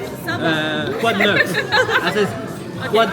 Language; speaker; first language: French; early bilingual, other home language; Armenian